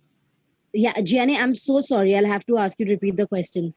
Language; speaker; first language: English; non-native, local second language; Hindi